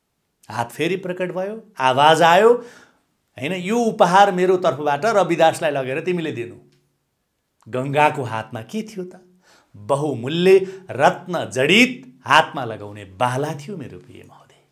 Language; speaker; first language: Nepali; native; Nepali